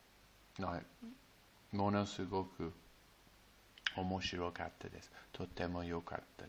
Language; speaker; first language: Japanese; non-native, fluent; English